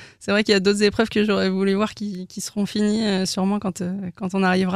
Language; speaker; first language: French; native; French